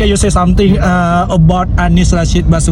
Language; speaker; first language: English; non-native, learner; Indonesian